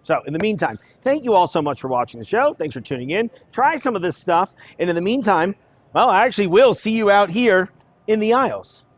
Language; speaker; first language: English; native; English